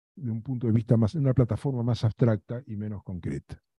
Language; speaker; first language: Spanish; native; Spanish